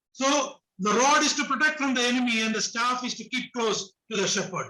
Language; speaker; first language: English; non-native, local second language; Malayalam